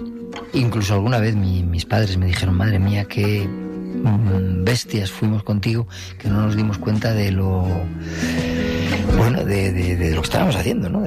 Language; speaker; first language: Spanish; native; Spanish